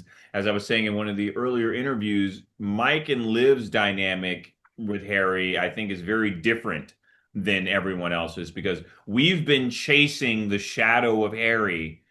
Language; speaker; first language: English; native; English